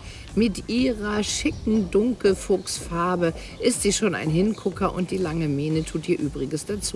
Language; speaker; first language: German; native; German